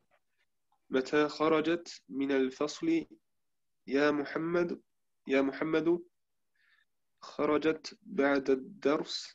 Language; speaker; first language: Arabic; non-native, learner; German